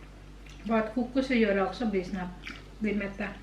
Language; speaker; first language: Swedish; non-native, learner; Indonesian